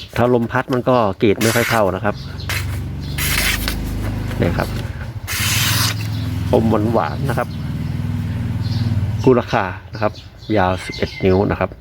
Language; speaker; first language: Thai; native; Thai